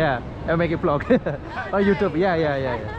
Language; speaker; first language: English; non-native, learner; Indonesian